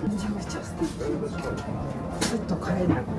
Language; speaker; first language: Japanese; native; Japanese